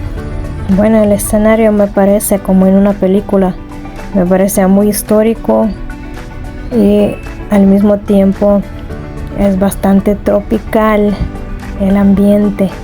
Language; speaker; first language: Spanish; non-native, fluent; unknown